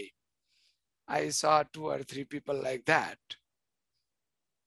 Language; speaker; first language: English; non-native, fluent; Nepali